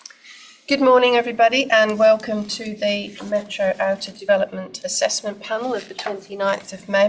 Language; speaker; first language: English; native; English